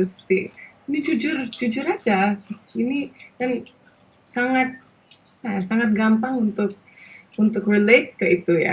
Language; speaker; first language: Indonesian; non-native, local second language; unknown